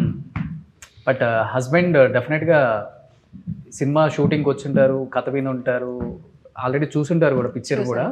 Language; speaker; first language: Telugu; native; Telugu